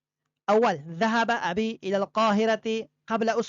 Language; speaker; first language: Arabic; non-native, fluent; Persian